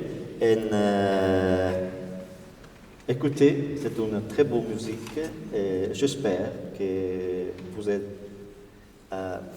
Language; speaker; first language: French; non-native, learner; Italian